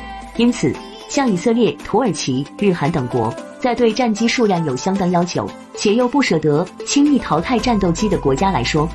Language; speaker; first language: Chinese; native; Chinese